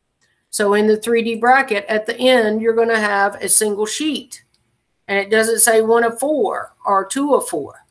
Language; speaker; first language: English; native; English